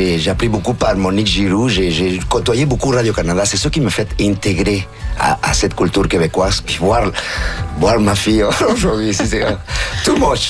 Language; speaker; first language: French; non-native, fluent; Spanish